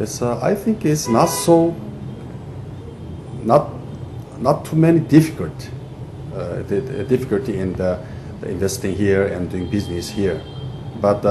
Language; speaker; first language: English; non-native, fluent; Korean